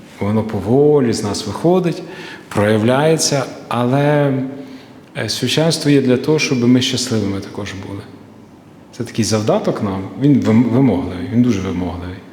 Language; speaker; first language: Ukrainian; native; Ukrainian